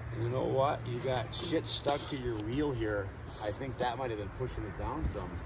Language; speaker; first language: English; native; English